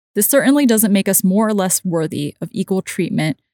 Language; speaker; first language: English; non-native, local second language; Cantonese